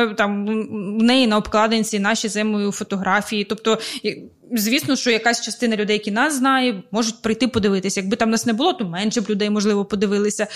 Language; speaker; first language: Ukrainian; non-native, local second language; Russian